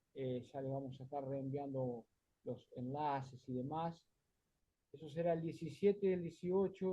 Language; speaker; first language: Spanish; native; Spanish